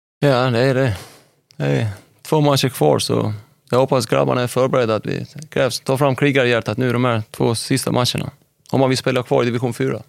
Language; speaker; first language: Swedish; early bilingual, other home language; Albanian